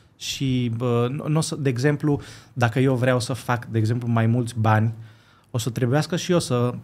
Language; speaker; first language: Romanian; early bilingual, heritage; Greek